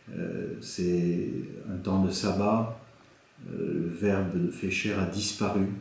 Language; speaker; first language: French; native; French